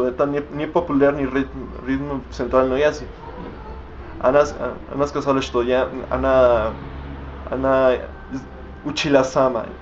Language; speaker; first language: Russian; non-native, learner; Spanish